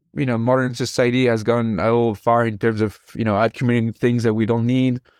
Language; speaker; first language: English; non-native, fluent; French